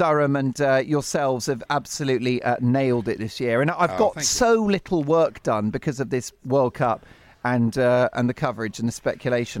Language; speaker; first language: English; native; English